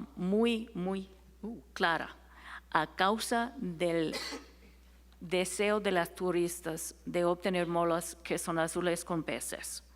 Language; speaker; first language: Spanish; non-native, fluent; English